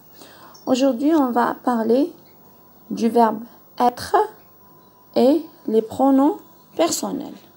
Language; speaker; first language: French; non-native, local second language; Arabic